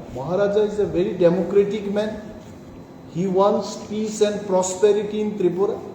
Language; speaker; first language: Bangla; non-native, local second language; Kok Borok